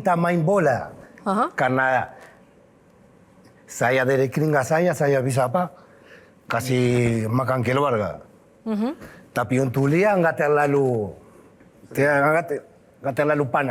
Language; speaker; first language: Indonesian; non-native, fluent; Spanish